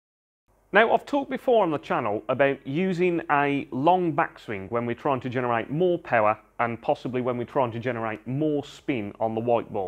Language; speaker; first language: English; native; English